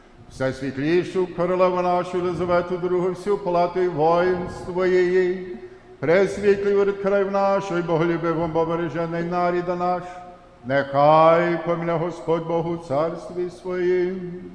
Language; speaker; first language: Ukrainian; early bilingual, heritage; Ukrainian